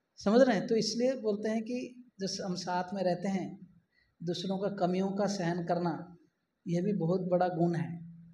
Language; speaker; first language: Hindi; non-native, local second language; Marathi